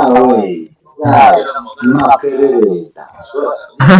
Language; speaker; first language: Chinese; non-native, learner; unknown